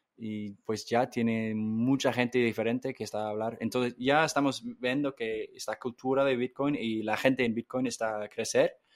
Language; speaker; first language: Spanish; non-native, fluent; English